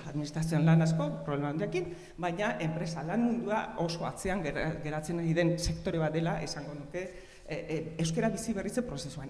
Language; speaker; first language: Basque; native; Basque